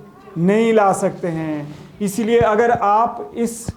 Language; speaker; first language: Hindi; native; Hindi